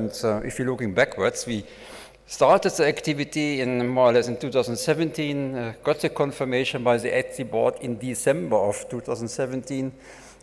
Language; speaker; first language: English; non-native, fluent; German